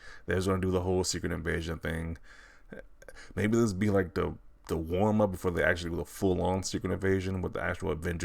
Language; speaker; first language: English; native; English